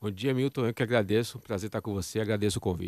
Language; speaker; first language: Portuguese; native; Portuguese